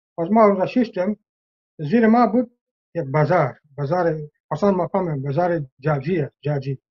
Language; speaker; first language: Persian; non-native, learner; English